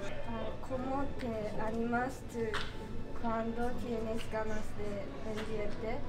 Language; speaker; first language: Spanish; non-native, learner; Japanese